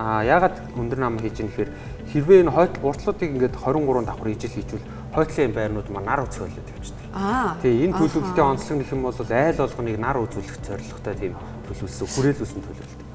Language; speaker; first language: Mongolian; native; Mongolian